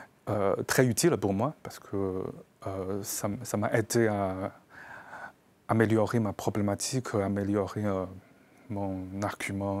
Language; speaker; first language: French; non-native, fluent; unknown